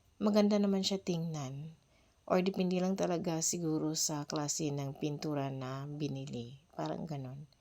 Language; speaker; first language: Filipino; non-native, local second language; Cebuano